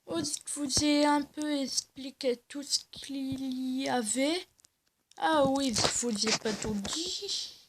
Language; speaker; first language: French; native; French